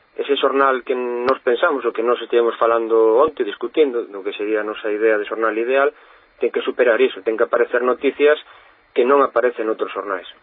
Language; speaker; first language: Galician; non-native, local second language; Spanish